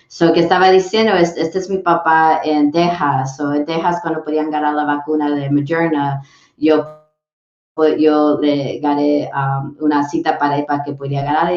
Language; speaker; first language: Spanish; early bilingual, heritage; English